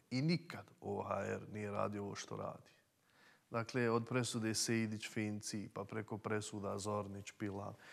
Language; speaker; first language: Serbian; native; Serbian